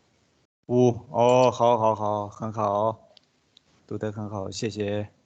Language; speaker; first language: Chinese; non-native, local second language; Tibetan